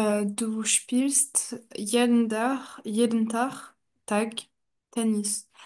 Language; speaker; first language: German; non-native, learner; French